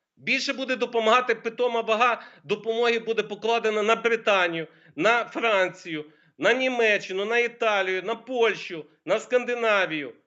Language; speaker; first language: Ukrainian; native; Ukrainian